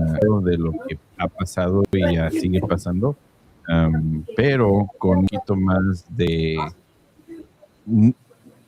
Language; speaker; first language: Spanish; early bilingual, heritage; Spanish